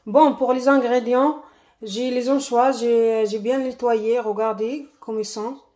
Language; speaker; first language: French; non-native, local second language; Arabic